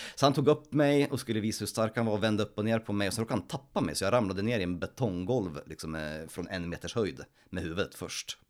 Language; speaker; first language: Swedish; early bilingual, other home language; Polish